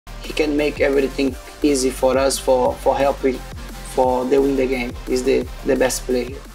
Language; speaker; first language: English; non-native, learner; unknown